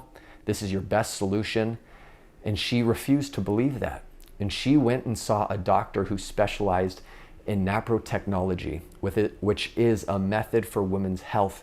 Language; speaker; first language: English; native; English